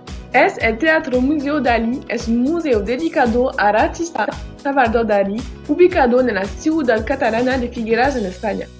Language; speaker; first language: Spanish; non-native, learner; French